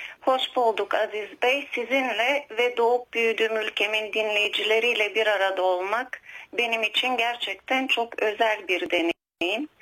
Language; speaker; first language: Turkish; early bilingual, heritage; Turkish